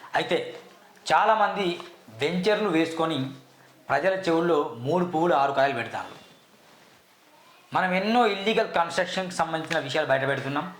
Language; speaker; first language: Telugu; native; Telugu